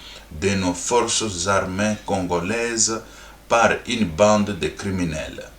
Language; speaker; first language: French; non-native, local second language; Lingala